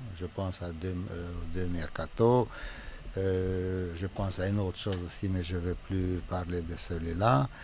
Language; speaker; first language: French; non-native, fluent; Romanian